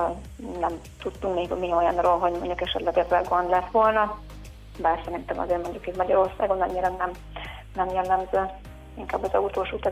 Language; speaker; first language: Hungarian; native; Hungarian